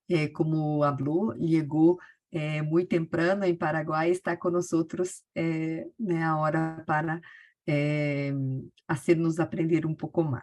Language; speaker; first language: Spanish; non-native, learner; Portuguese